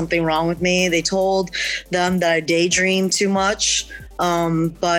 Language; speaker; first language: English; early bilingual, other home language; Chinese